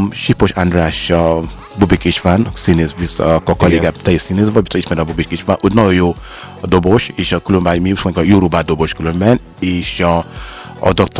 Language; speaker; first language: Hungarian; non-native, learner; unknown